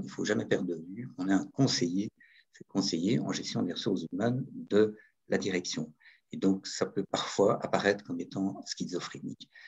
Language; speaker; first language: French; native; French